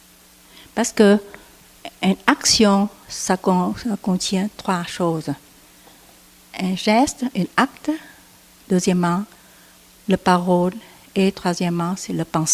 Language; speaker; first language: French; non-native, learner; Vietnamese